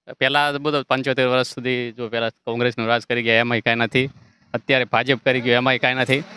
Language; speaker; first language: Gujarati; non-native, local second language; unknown